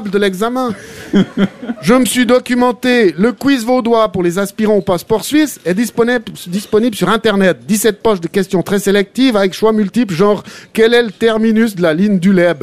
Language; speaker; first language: French; native; French